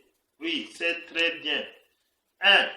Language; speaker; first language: French; non-native, fluent; Kinyarwanda